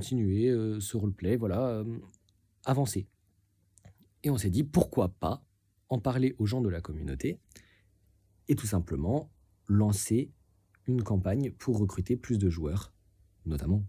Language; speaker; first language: French; native; French